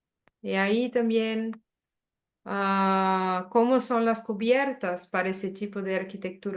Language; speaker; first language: Spanish; non-native, learner; Portuguese